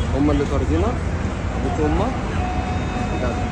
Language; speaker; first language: Arabic; native; Arabic